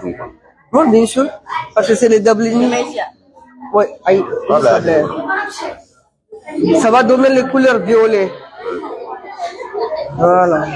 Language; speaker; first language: French; non-native, fluent; Russian